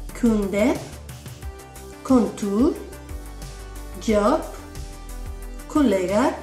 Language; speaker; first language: Norwegian; non-native, learner; Spanish